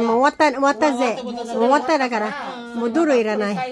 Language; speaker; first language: Japanese; non-native, learner; Filipino